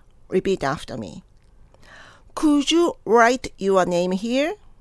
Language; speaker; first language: English; non-native, fluent; Japanese